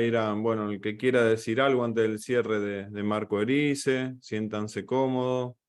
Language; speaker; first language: Spanish; native; Spanish